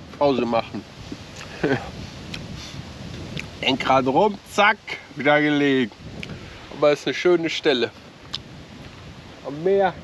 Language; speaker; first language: German; native; German